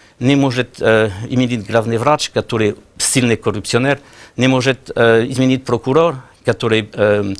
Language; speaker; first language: Russian; non-native, learner; French